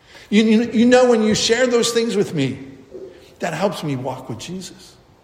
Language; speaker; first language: English; native; English